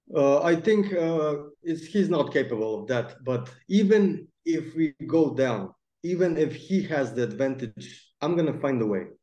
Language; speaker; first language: English; non-native, fluent; Macedonian